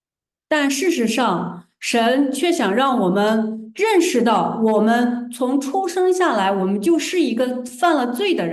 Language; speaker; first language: Chinese; native; Chinese